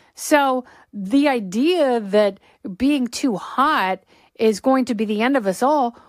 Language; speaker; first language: English; native; English